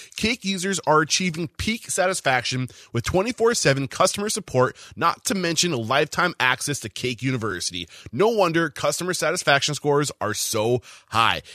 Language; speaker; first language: English; native; English